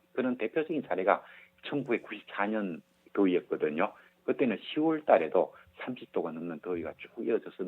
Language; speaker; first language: Korean; native; Korean